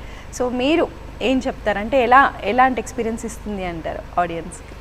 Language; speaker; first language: Telugu; native; Telugu